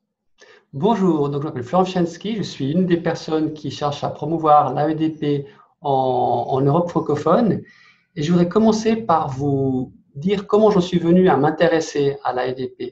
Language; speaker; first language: French; native; French